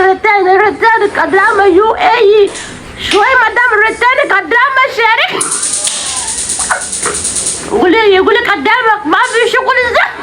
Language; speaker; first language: Arabic; non-native, learner; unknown